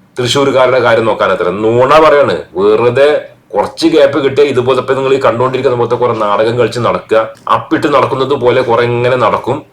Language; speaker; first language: Malayalam; native; Malayalam